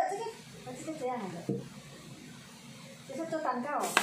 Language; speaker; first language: Chinese; non-native, learner; Indonesian